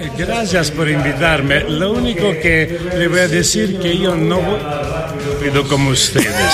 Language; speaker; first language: Spanish; non-native, fluent; Italian